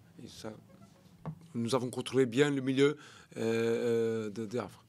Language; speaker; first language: French; non-native, learner; Portuguese